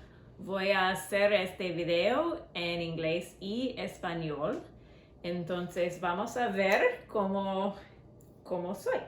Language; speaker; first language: Spanish; non-native, learner; English